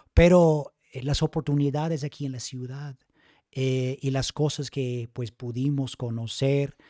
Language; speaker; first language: Spanish; non-native, fluent; English